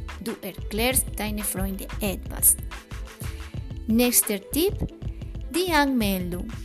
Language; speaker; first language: German; non-native, fluent; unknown